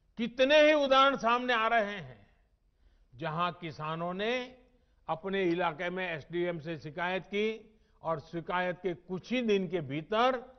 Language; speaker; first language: Hindi; non-native, local second language; Gujarati